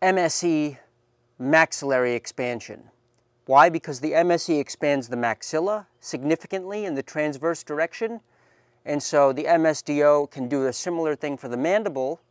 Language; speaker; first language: English; native; English